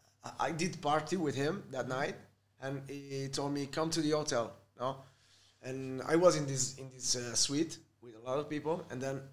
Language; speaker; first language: English; non-native, fluent; Italian